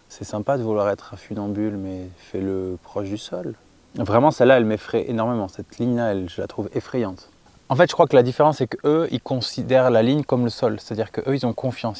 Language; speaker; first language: French; native; French